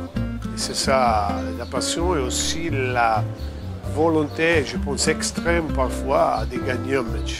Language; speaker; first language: French; non-native, fluent; Italian